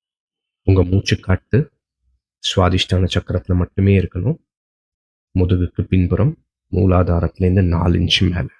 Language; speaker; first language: Tamil; native; Tamil